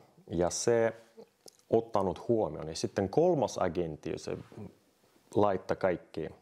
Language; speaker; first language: Finnish; non-native, fluent; Russian